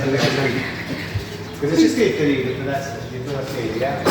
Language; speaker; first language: Italian; non-native, learner; Sinhala